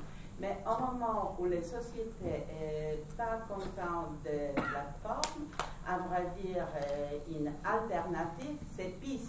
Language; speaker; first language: French; non-native, fluent; Polish